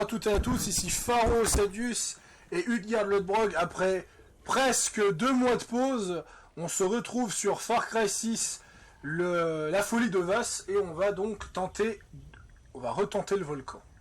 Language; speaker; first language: French; native; French